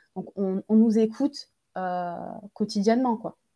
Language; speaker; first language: French; native; French